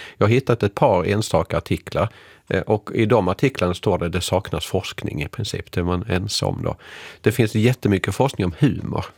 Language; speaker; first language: Swedish; native; Swedish